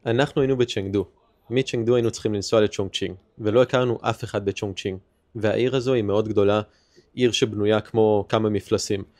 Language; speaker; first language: Hebrew; early bilingual, heritage; Hebrew